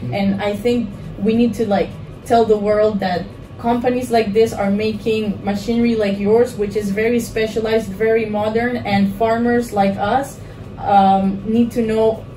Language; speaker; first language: English; non-native, fluent; Spanish